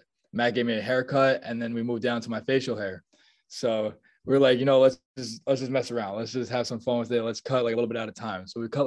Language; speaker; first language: English; native; English